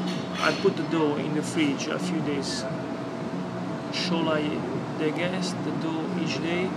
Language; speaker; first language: English; non-native, fluent; Italian